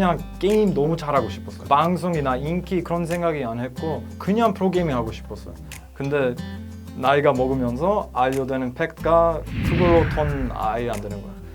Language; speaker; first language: Korean; non-native, learner; Croatian